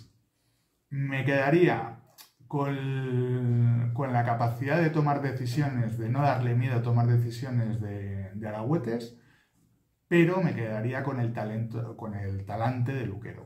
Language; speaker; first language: Spanish; native; Spanish